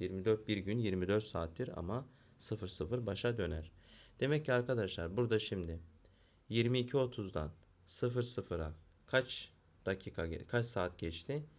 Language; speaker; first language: Turkish; native; Turkish